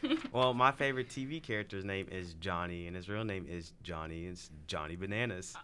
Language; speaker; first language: English; native; English